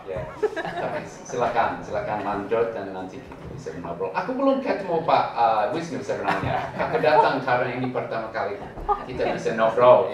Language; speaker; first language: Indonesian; non-native, learner; English